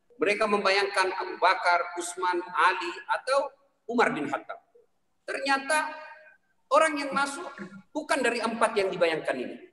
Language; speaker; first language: Indonesian; native; Indonesian